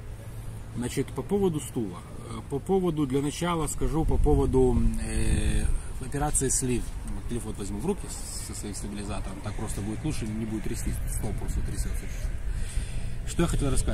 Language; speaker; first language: Russian; native; Russian